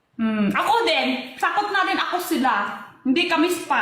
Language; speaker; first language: Filipino; non-native, learner; Chinese